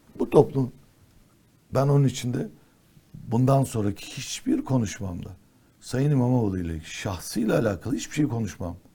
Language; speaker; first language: Turkish; non-native, local second language; Kurdish